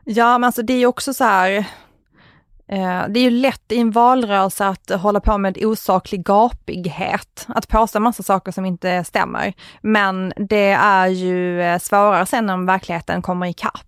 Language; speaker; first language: Swedish; native; Swedish